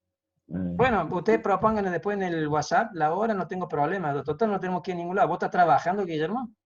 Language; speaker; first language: Spanish; native; Spanish